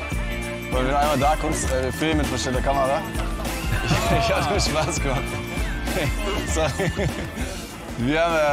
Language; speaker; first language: German; native; German